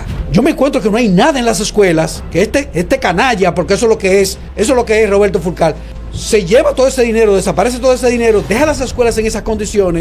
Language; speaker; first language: Spanish; native; Spanish